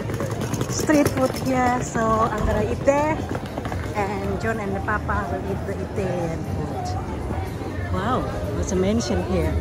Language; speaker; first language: English; non-native, learner; Indonesian